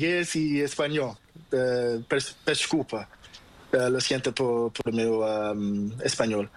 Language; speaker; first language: Spanish; non-native, learner; Portuguese